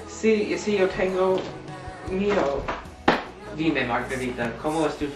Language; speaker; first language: Spanish; non-native, learner; English